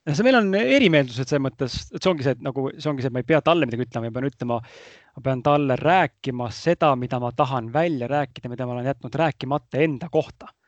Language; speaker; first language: Estonian; native; Estonian